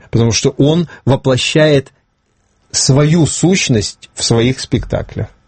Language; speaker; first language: Russian; non-native, local second language; Ukrainian